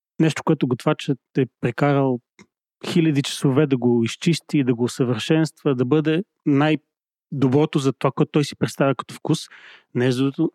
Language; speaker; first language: Bulgarian; native; Bulgarian